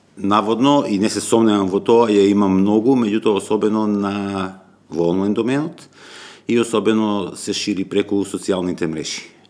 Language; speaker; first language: Macedonian; native; Macedonian